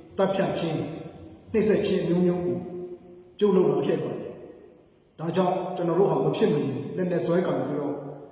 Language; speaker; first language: Burmese; non-native, local second language; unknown